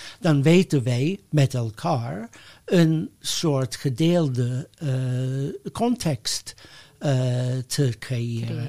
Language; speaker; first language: Dutch; non-native, fluent; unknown